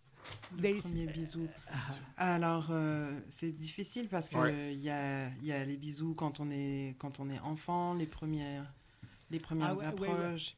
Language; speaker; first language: French; native; French